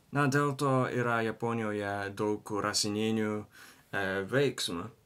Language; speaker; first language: Lithuanian; non-native, learner; Japanese